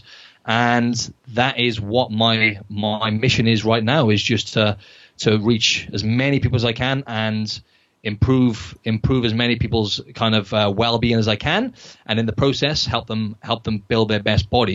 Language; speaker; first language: English; native; English